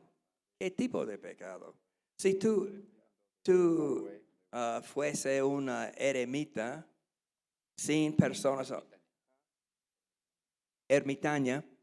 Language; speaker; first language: Spanish; non-native, learner; English